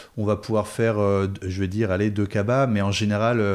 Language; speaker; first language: French; native; French